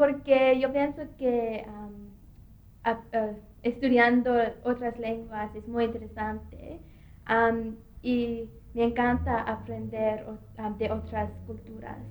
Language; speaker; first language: Spanish; non-native, learner; English